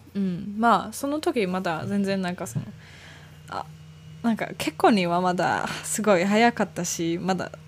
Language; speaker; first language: Japanese; non-native, fluent; German